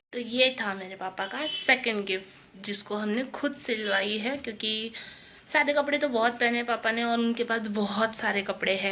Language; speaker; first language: Hindi; native; Hindi